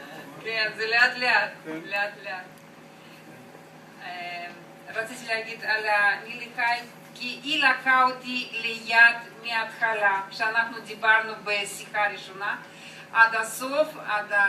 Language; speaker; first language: Hebrew; non-native, learner; Russian